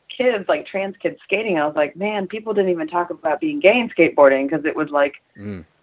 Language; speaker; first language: English; early bilingual, other home language; Polish